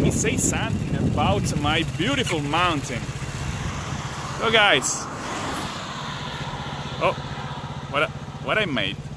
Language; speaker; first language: English; non-native, fluent; Italian